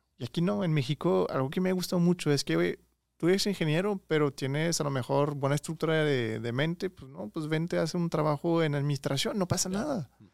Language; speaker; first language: Spanish; non-native, fluent; French